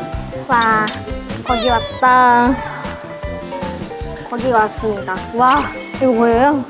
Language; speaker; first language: Korean; non-native, fluent; Japanese